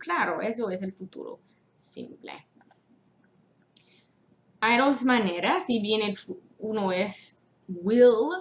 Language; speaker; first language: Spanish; non-native, fluent; English